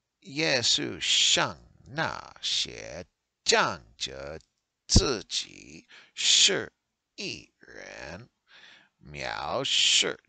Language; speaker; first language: Chinese; non-native, learner; English